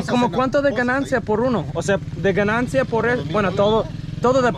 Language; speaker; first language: Spanish; non-native, learner; English